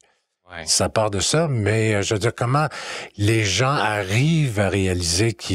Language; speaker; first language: French; native; French